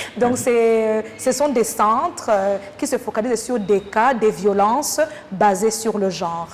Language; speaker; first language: French; non-native, local second language; Kinyarwanda